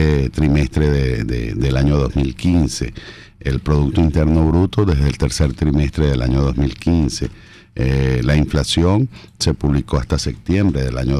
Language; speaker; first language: Spanish; native; Spanish